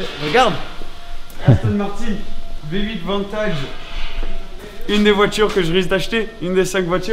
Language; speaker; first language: French; native; French